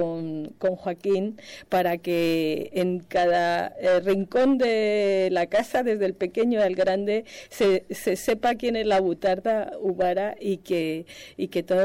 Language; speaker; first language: Spanish; native; Spanish